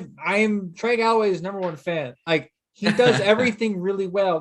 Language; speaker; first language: English; native; English